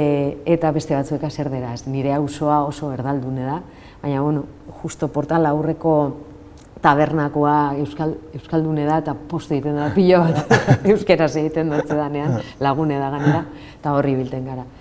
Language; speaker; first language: Basque; non-native, local second language; Spanish